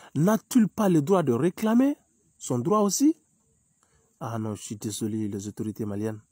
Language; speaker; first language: French; non-native, local second language; Bambara